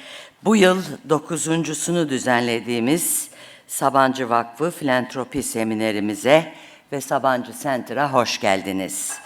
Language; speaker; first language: Turkish; native; Turkish